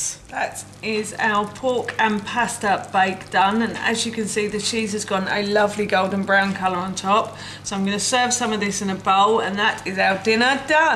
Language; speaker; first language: English; native; English